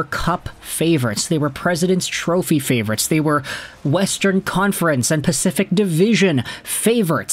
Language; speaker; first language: English; native; English